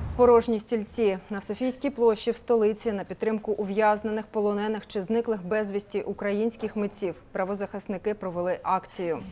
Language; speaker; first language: Ukrainian; native; Ukrainian